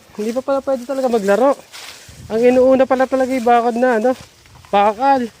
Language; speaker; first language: Filipino; native; Filipino